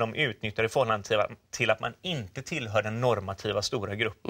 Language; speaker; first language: Swedish; native; Swedish